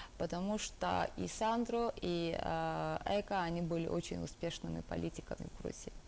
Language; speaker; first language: Russian; non-native, local second language; Georgian